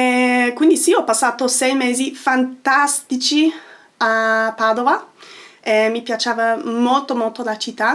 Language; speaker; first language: Italian; non-native, fluent; English